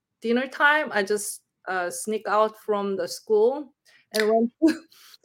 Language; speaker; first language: English; non-native, learner; Korean